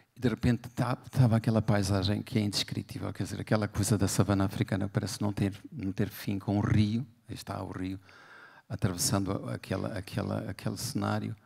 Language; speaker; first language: Portuguese; native; Portuguese